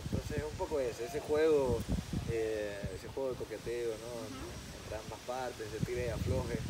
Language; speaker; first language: Spanish; early bilingual, other home language; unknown